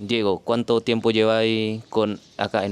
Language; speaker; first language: Spanish; non-native, fluent; Indonesian